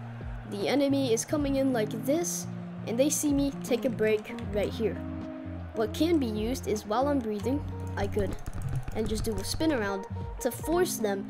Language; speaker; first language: English; native; English